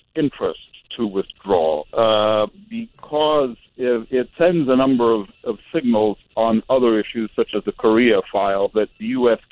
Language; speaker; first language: English; non-native, fluent; Arabic